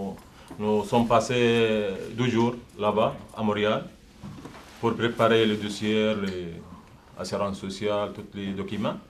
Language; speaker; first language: French; non-native, learner; Arabic